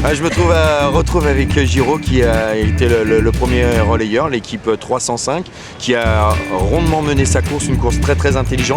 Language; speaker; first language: French; native; French